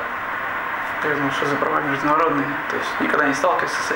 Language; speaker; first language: Russian; native; Russian